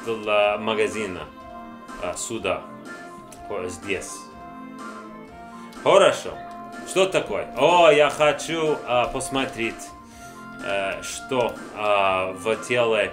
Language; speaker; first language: Russian; non-native, learner; English